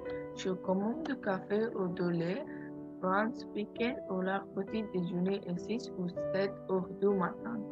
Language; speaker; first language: French; non-native, learner; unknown